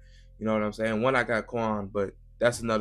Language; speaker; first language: English; native; English